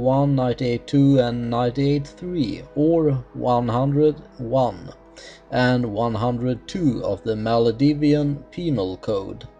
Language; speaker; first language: English; non-native, fluent; Swedish